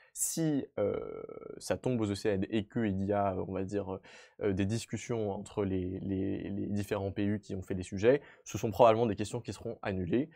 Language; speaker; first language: French; native; French